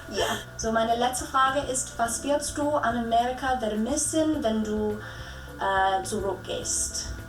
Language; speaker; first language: German; non-native, learner; English